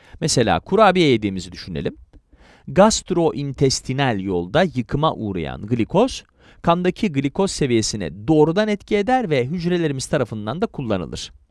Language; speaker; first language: Turkish; native; Turkish